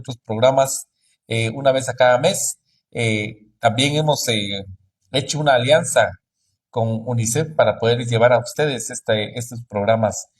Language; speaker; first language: Spanish; native; Spanish